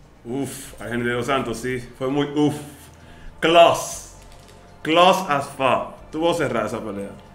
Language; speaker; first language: Spanish; native; Spanish